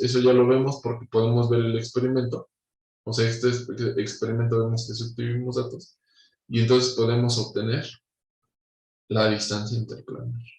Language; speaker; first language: Spanish; native; Spanish